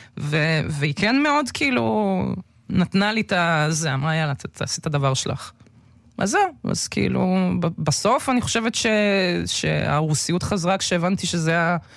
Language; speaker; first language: Hebrew; early bilingual, other home language; Russian